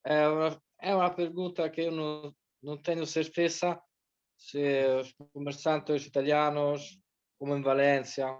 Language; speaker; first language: Portuguese; non-native, fluent; Italian